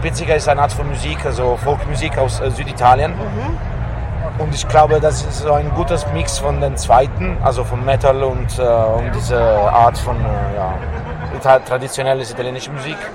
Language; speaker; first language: German; non-native, fluent; Italian